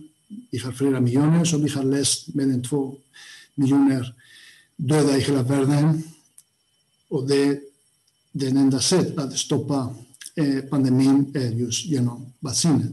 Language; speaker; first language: Swedish; non-native, fluent; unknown